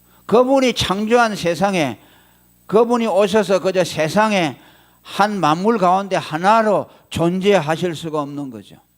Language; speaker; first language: Korean; native; Korean